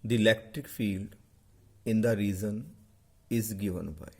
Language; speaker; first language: English; non-native, local second language; Punjabi